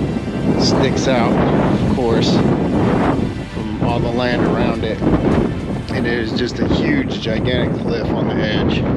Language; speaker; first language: English; native; English